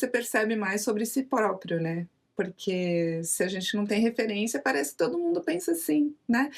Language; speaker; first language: Portuguese; native; Portuguese